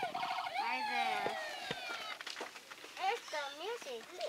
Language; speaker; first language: Spanish; early bilingual, heritage; Spanish